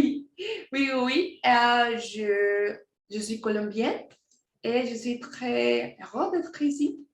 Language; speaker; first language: French; non-native, fluent; Spanish